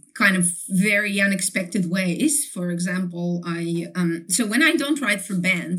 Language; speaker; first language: English; non-native, fluent; Ukrainian